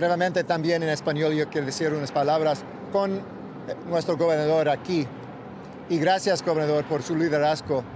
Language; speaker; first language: Spanish; non-native, local second language; English